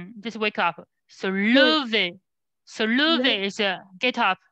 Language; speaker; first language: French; non-native, fluent; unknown